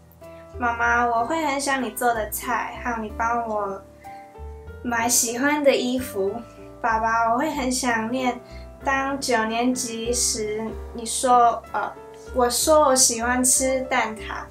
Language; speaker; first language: Chinese; early bilingual, heritage; Chinese